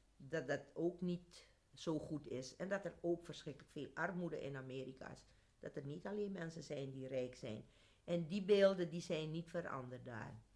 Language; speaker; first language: Dutch; native; Dutch